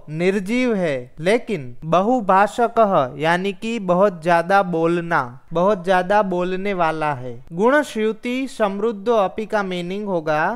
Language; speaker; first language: Hindi; non-native, local second language; Gujarati